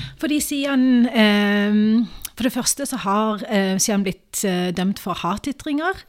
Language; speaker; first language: Norwegian; early bilingual, other home language; Urdu